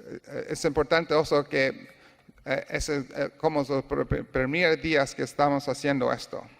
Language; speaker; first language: Spanish; non-native, learner; English